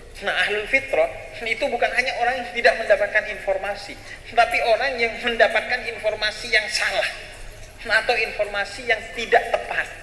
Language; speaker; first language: Indonesian; non-native, local second language; Madurese